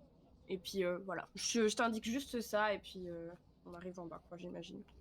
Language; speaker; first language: French; native; French